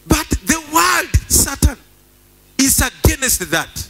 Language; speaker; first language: English; non-native, local second language; Swahili